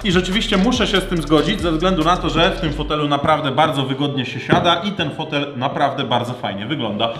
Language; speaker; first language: Polish; native; Polish